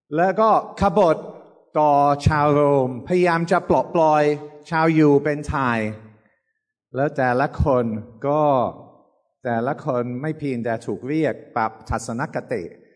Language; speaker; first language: Thai; non-native, fluent; English